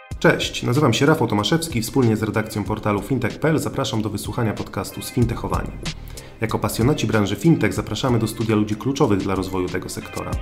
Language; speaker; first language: Polish; native; Polish